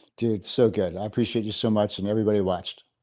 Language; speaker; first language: English; native; English